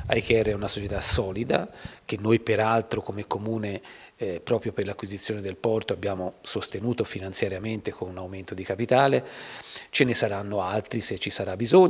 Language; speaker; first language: Italian; native; Italian